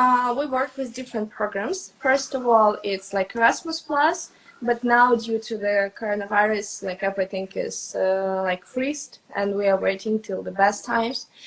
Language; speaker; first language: English; non-native, fluent; Russian